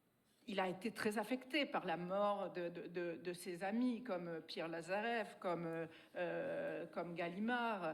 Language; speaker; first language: French; native; French